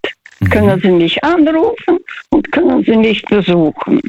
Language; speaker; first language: German; non-native, fluent; Russian